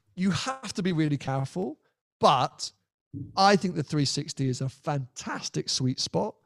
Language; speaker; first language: English; native; English